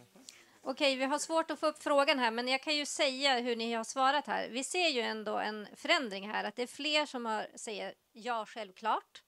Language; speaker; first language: Swedish; native; Swedish